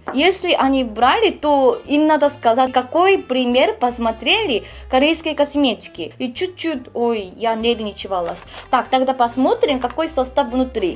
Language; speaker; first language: Russian; non-native, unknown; Korean